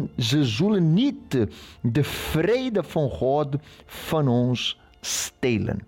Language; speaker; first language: Dutch; non-native, fluent; Portuguese